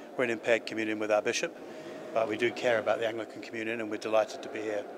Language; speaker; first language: English; native; English